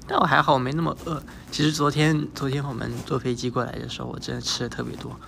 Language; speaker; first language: Chinese; early bilingual, heritage; Chinese